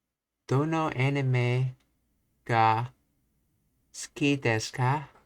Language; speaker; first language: Japanese; non-native, learner; English